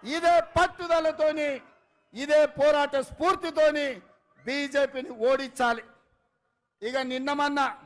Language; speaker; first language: Telugu; native; Telugu